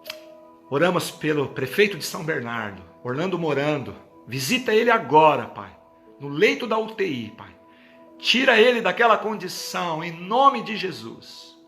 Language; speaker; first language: Portuguese; native; Portuguese